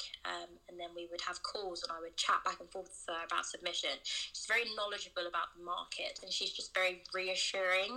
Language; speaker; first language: English; native; English